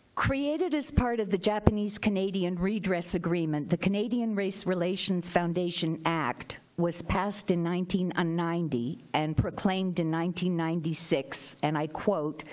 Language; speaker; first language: English; native; English